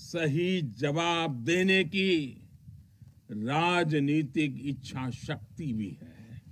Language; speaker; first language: Hindi; non-native, local second language; Gujarati